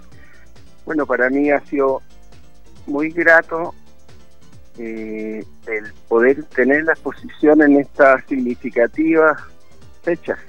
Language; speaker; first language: Spanish; native; Spanish